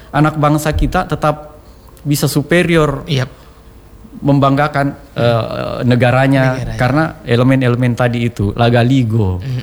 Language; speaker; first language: Indonesian; native; Indonesian